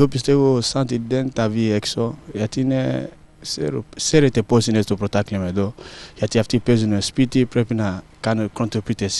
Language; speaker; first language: Greek; non-native, learner; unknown